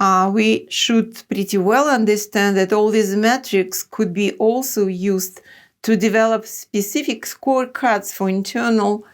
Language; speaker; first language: English; non-native, fluent; Russian